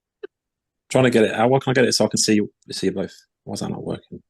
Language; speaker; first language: English; native; English